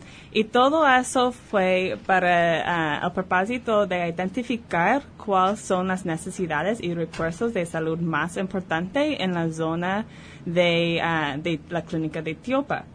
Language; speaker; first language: Spanish; early bilingual, heritage; Spanish